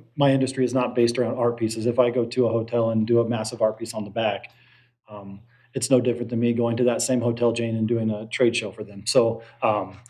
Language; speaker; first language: English; native; English